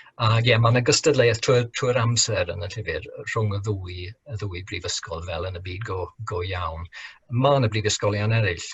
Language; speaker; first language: Welsh; non-native, fluent; English